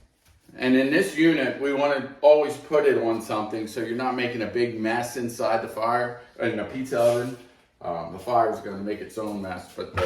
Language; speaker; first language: English; native; English